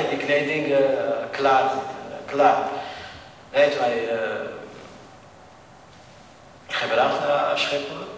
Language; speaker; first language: Dutch; non-native, learner; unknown